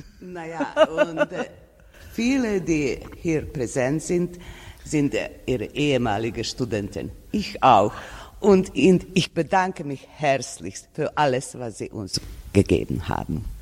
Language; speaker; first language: German; non-native, fluent; Serbian